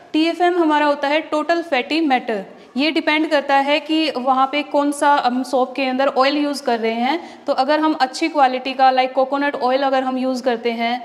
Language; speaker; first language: Hindi; native; Hindi